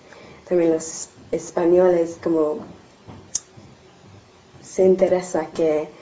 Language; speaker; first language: Spanish; non-native, learner; English